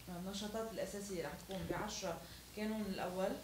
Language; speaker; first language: Arabic; native; Arabic